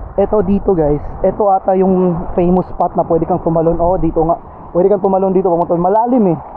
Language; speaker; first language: Filipino; non-native, local second language; Cebuano